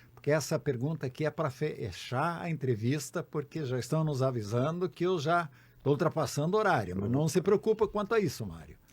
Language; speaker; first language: Portuguese; native; Portuguese